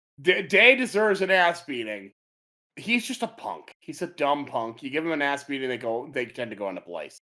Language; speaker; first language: English; native; English